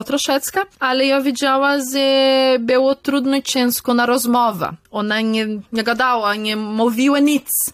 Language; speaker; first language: Polish; early bilingual, heritage; Polish